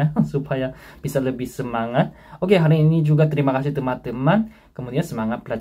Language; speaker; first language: Indonesian; non-native, fluent; Korean